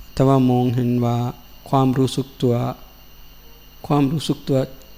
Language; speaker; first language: Thai; non-native, learner; Sinhala